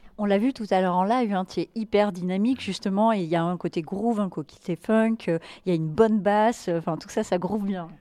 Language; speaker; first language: French; native; French